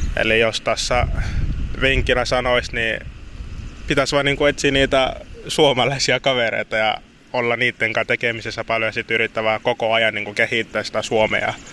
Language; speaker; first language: Finnish; early bilingual, other home language; Lingala